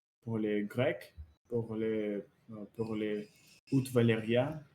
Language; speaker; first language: French; non-native, learner; Russian